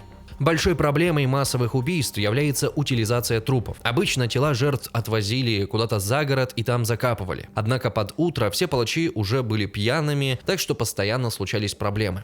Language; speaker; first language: Russian; native; Russian